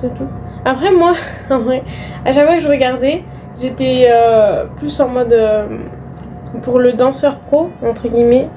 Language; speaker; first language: French; native; French